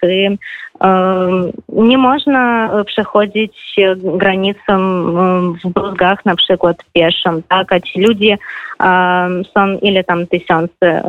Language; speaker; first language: Polish; non-native, fluent; Russian